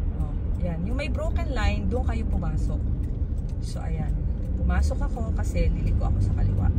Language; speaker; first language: Filipino; native; Filipino